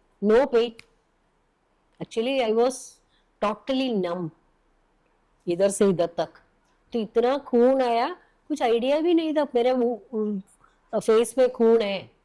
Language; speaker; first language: Hindi; non-native, local second language; Malayalam